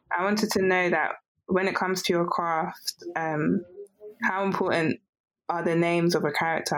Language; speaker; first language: English; native; English